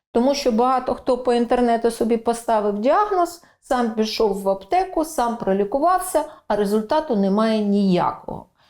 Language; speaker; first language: Ukrainian; native; Ukrainian